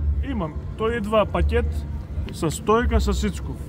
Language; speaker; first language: Bulgarian; non-native, learner; Greek